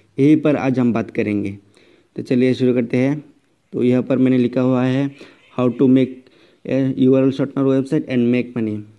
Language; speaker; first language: Hindi; non-native, local second language; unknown